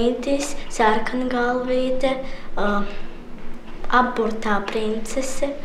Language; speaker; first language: Latvian; non-native, local second language; Russian